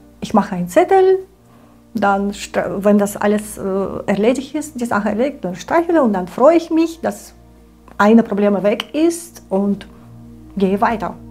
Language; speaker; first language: German; non-native, learner; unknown